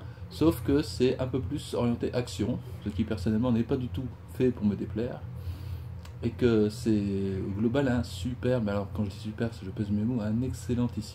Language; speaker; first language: French; native; French